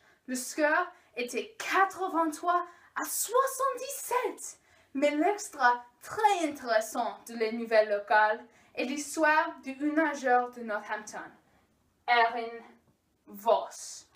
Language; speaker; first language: French; non-native, learner; English